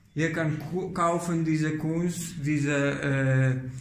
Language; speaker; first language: German; non-native, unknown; Polish